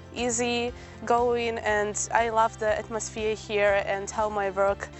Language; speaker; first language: English; non-native, fluent; Persian